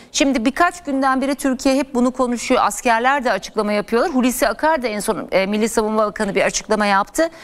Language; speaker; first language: Turkish; native; Turkish